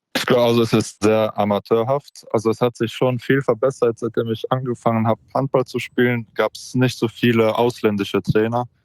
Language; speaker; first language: German; non-native, local second language; Polish